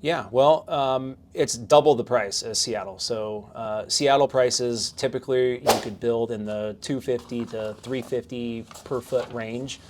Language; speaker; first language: English; native; English